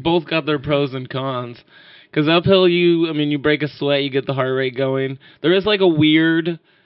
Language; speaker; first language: English; native; English